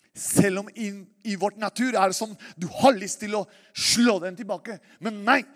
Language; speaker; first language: Norwegian; non-native, fluent; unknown